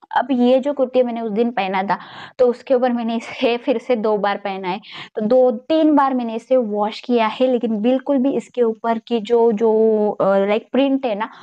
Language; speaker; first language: Hindi; non-native, local second language; Marathi